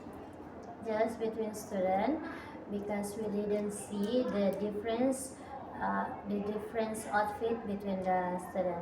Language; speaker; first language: English; non-native, learner; Indonesian